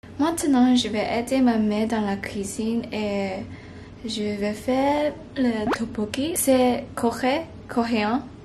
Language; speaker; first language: French; non-native, learner; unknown